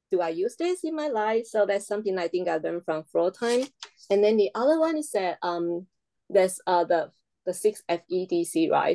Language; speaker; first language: English; non-native, fluent; Chinese